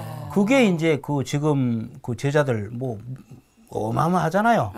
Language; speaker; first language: Korean; native; Korean